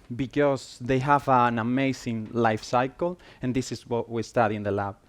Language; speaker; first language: English; non-native, fluent; Spanish